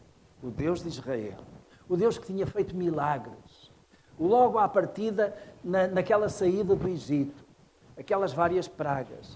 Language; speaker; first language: Portuguese; native; Portuguese